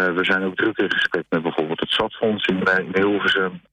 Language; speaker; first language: Dutch; native; Dutch